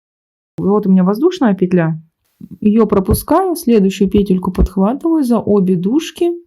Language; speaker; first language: Russian; native; Russian